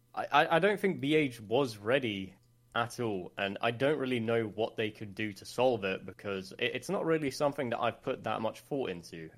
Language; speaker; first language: English; non-native, fluent; Swedish